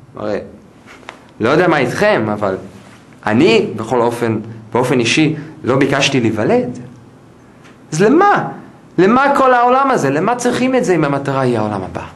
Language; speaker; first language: Hebrew; non-native, fluent; English